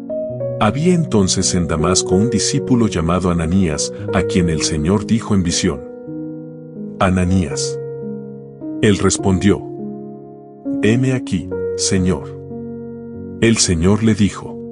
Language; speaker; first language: Spanish; native; Spanish